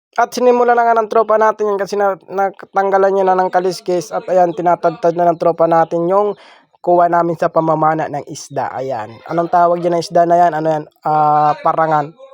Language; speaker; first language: Filipino; non-native, local second language; Masbatenyo